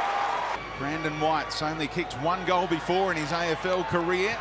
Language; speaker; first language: English; native; English